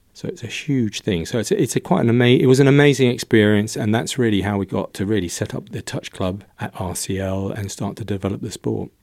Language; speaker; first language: English; native; English